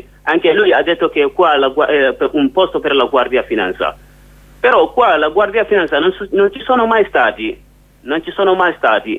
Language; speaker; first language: Italian; non-native, learner; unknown